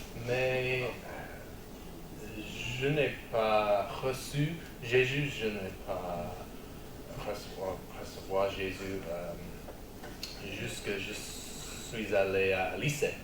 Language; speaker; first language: French; non-native, learner; English